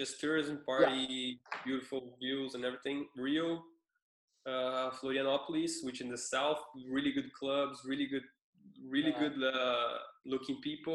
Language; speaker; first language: English; non-native, fluent; Portuguese